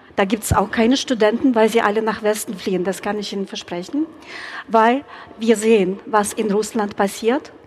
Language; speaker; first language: German; non-native, fluent; Ukrainian